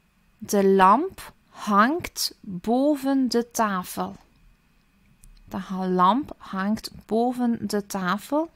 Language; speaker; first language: Dutch; early bilingual, other home language; Turkish